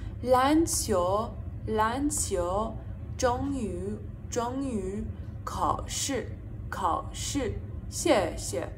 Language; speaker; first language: Chinese; non-native, fluent; Persian